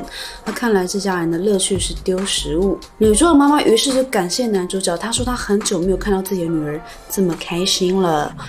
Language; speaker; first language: Chinese; native; Chinese